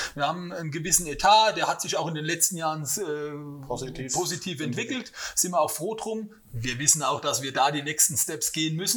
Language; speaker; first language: German; native; German